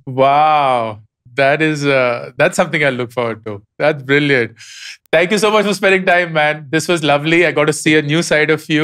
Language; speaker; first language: English; non-native, local second language; Hindi